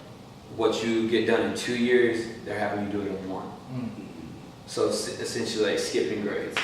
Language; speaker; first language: English; native; English